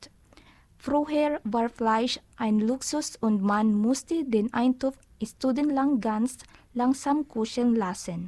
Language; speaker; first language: German; non-native, learner; Filipino